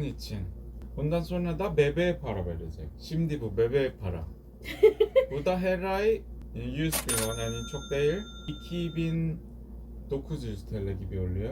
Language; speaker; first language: Turkish; non-native, learner; Korean